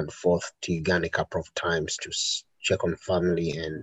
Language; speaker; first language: English; non-native, local second language; Ganda